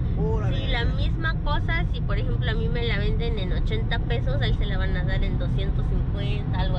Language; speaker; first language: Spanish; native; Spanish